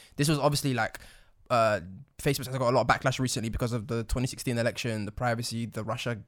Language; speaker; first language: English; native; English